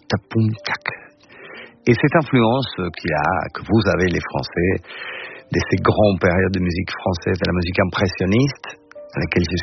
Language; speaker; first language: French; non-native, fluent; Spanish